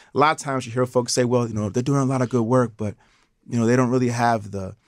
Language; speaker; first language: English; native; English